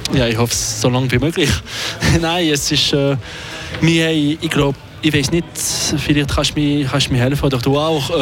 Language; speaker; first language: German; non-native, local second language; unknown